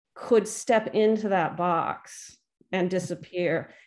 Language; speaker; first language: English; native; English